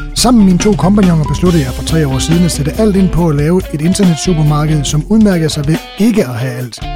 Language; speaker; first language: Danish; native; Danish